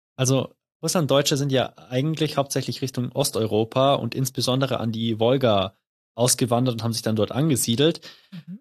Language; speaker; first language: German; native; German